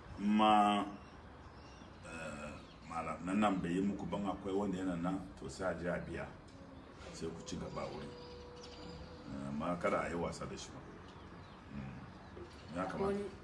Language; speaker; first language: Hausa; non-native, local second language; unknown